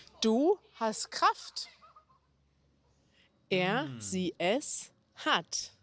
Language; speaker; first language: German; non-native, learner; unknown